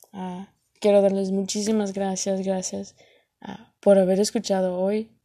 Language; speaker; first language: Spanish; early bilingual, heritage; Spanish